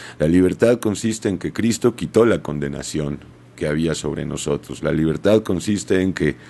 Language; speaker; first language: Spanish; native; Spanish